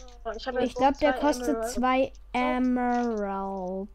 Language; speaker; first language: German; native; German